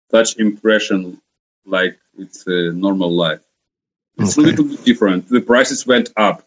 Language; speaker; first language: English; non-native, fluent; Ukrainian